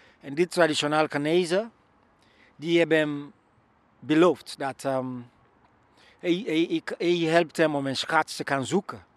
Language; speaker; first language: Dutch; non-native, learner; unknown